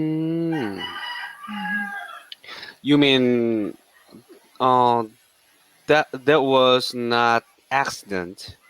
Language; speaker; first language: English; non-native, learner; Korean